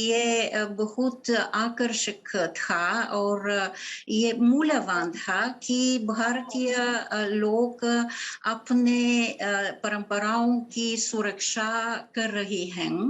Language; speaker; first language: Hindi; non-native, fluent; Bulgarian